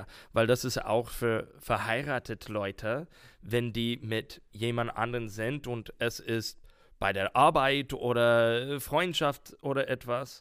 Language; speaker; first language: German; non-native, learner; English